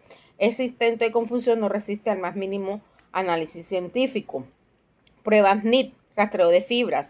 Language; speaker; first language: Spanish; native; Spanish